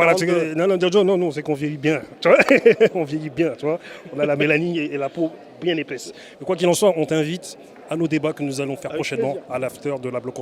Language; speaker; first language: French; native; French